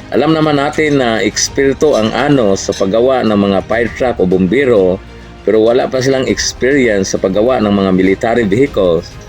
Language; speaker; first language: Filipino; non-native, local second language; Cebuano